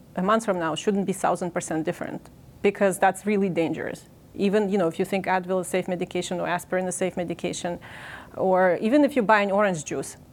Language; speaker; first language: English; non-native, fluent; Ukrainian